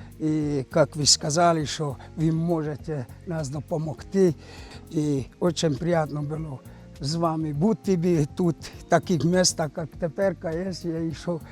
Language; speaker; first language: Ukrainian; non-native, local second language; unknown